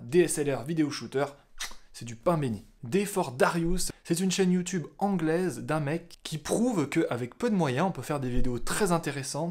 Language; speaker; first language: French; native; French